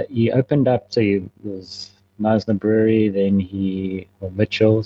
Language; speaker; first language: English; native; English